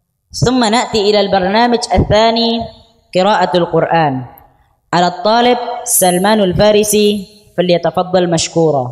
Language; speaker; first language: Arabic; non-native, fluent; Indonesian